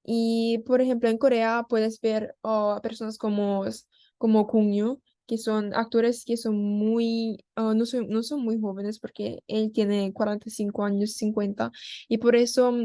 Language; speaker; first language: Spanish; non-native, learner; Korean